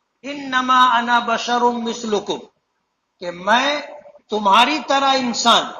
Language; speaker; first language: Urdu; native; Urdu